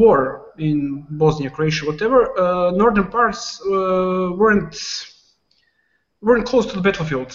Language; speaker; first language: English; non-native, fluent; Serbian